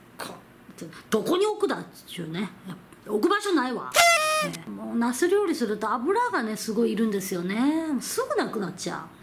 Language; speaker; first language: Japanese; non-native, fluent; Korean